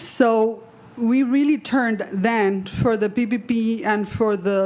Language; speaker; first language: English; non-native, fluent; Spanish